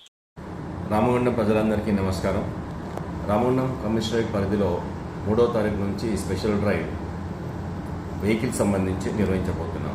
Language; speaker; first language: Telugu; native; Telugu